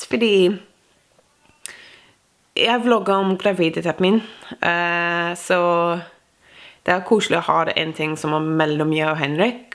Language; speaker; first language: Norwegian; non-native, fluent; English